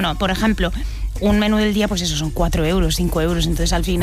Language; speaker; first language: Spanish; native; Spanish